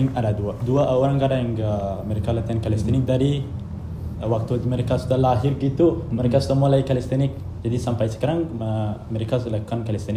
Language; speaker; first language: Indonesian; non-native, fluent; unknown